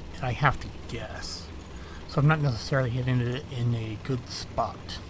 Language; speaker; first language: English; native; English